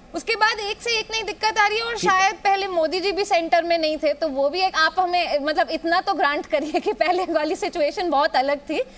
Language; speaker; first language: Hindi; native; Hindi